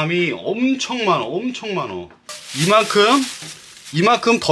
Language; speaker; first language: Korean; native; Korean